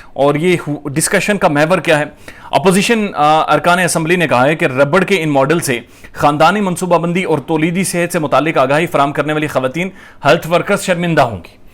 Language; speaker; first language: Urdu; native; Urdu